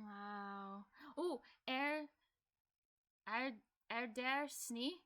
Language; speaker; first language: Danish; non-native, learner; English